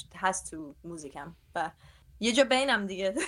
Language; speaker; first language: Persian; early bilingual, other home language; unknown